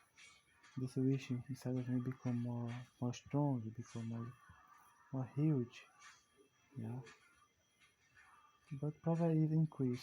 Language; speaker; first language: English; non-native, learner; Portuguese